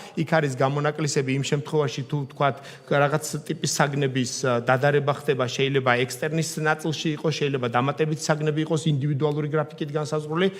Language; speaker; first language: Georgian; native; Georgian